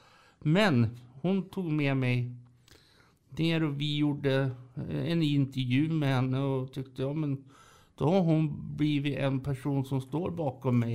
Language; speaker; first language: Swedish; native; Swedish